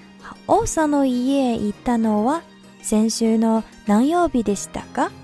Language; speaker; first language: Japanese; non-native, fluent; Chinese